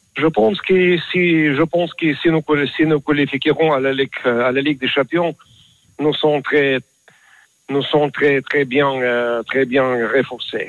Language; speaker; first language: French; non-native, learner; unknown